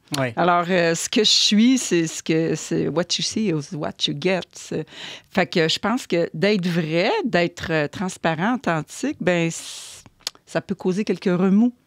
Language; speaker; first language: French; native; French